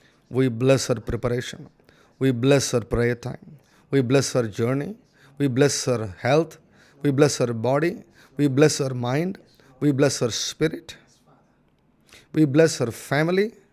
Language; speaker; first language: English; non-native, local second language; Telugu